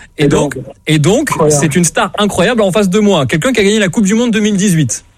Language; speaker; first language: French; native; French